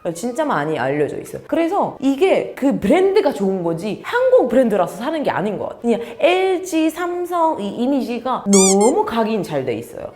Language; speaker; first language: Korean; non-native, fluent; Arabic